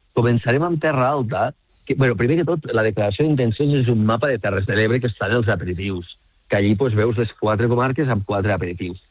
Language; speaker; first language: Catalan; native; Catalan